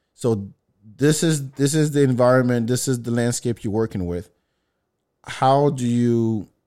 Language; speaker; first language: English; non-native, fluent; French